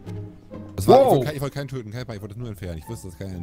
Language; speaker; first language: German; native; German